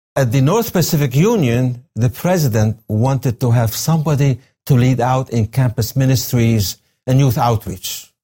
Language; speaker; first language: English; non-native, fluent; Arabic